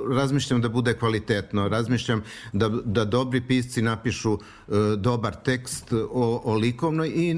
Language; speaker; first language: Serbian; native; Serbian